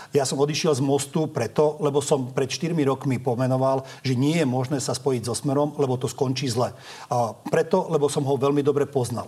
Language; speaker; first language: Slovak; non-native, local second language; Hungarian